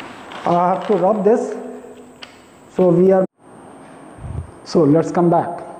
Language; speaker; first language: English; non-native, local second language; Hindi